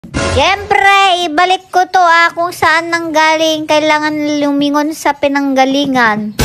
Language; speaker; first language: Filipino; non-native, local second language; Iloko